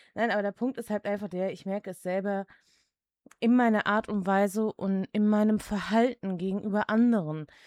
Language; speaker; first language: German; early bilingual, other home language; Czech